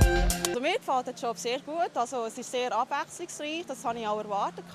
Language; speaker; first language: German; early bilingual, other home language; Vietnamese